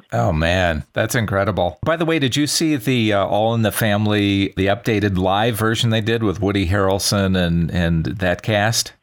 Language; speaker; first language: English; native; English